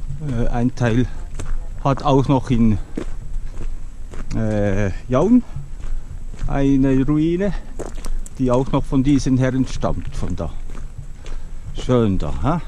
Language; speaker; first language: German; native; German